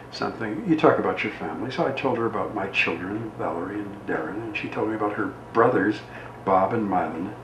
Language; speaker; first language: English; native; English